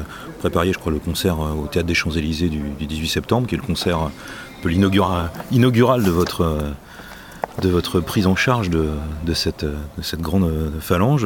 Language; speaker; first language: French; native; French